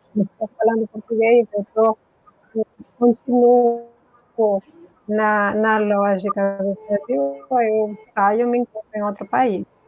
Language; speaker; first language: Portuguese; non-native, fluent; Spanish